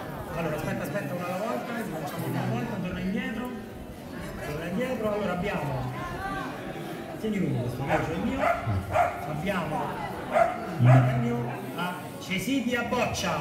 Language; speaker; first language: Italian; native; Italian